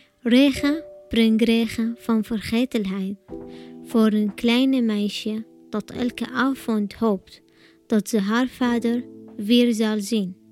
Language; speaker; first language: Dutch; non-native, learner; Arabic